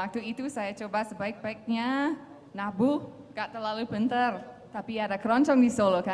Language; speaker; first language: Indonesian; non-native, fluent; English